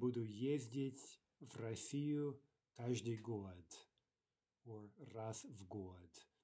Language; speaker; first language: Russian; non-native, fluent; English